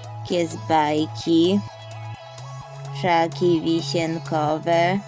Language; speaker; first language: Polish; early bilingual, heritage; Polish